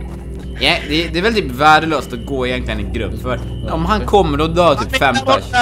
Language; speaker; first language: Swedish; native; Swedish